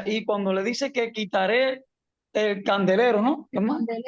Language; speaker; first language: Spanish; native; Spanish